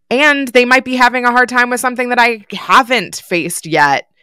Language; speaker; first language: English; native; English